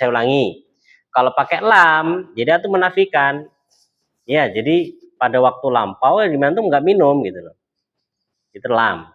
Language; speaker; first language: Indonesian; native; Indonesian